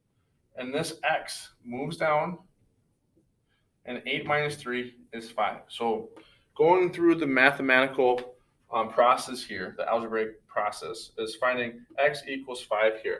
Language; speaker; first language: English; native; English